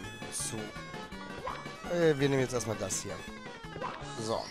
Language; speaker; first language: German; native; German